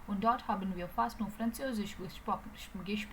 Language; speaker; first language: German; non-native, fluent; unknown